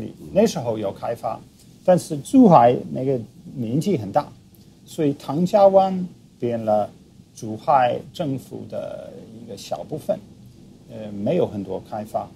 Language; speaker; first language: Chinese; non-native, fluent; English